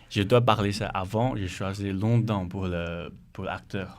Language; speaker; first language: French; non-native, learner; Chinese